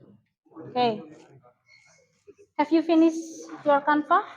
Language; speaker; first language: English; non-native, learner; Indonesian